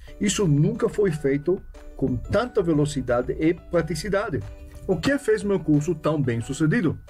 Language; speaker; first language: Portuguese; non-native, fluent; French